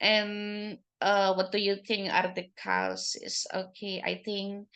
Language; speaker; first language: English; non-native, learner; Indonesian